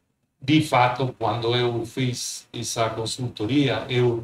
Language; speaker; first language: Portuguese; non-native, fluent; Spanish